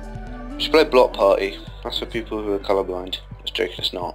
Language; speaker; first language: English; native; English